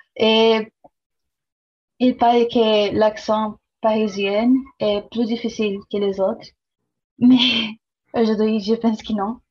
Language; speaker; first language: French; non-native, learner; Portuguese